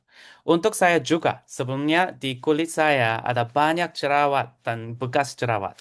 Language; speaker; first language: Indonesian; non-native, fluent; Korean